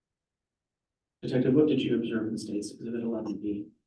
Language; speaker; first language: English; native; English